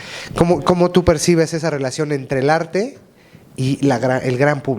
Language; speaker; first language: Spanish; native; Spanish